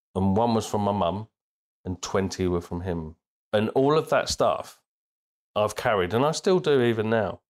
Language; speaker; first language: English; native; English